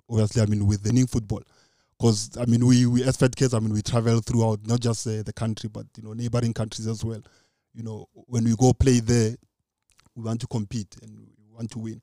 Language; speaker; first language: English; non-native, local second language; Northern Sotho